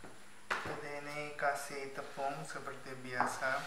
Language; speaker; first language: Indonesian; non-native, fluent; Bangla